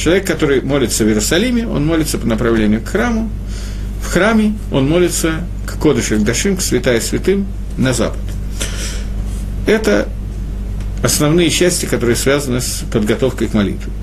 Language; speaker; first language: Russian; native; Russian